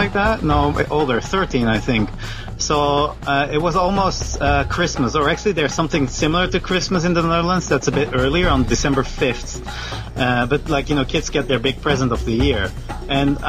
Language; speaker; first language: English; non-native, fluent; Dutch